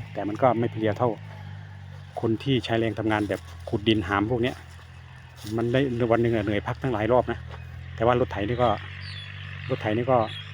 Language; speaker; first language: Thai; non-native, local second language; Northeastern Thai